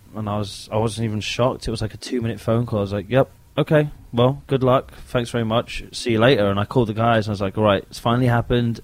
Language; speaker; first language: English; native; English